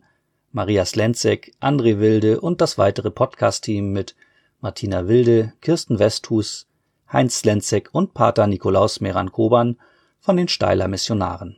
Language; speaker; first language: German; native; German